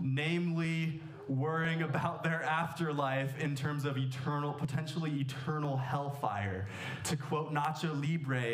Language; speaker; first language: English; native; English